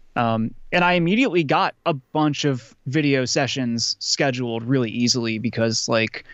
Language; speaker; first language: English; native; English